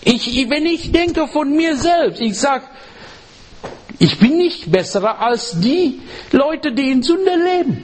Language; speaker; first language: German; non-native, learner; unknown